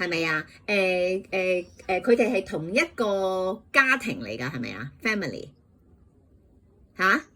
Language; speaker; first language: Cantonese; native; Cantonese